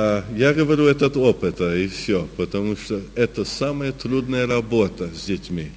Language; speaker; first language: Russian; early bilingual, heritage; Russian